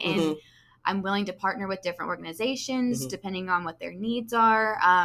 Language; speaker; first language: English; native; English